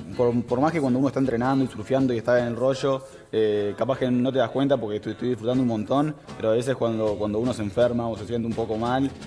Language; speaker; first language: Spanish; native; Spanish